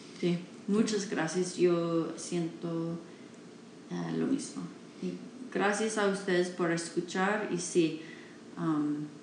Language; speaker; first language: Spanish; non-native, learner; English